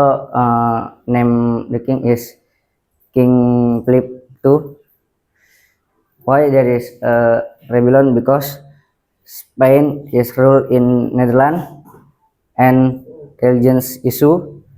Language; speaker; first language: English; non-native, learner; Indonesian